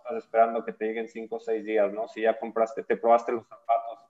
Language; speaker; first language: Spanish; native; Spanish